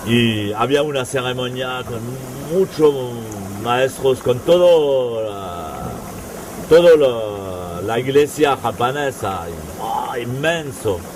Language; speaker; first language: Spanish; non-native, fluent; French